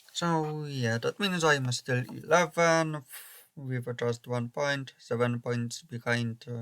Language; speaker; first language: English; non-native, fluent; Polish